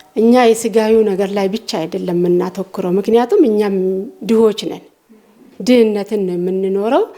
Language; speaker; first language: Amharic; non-native, local second language; Oromo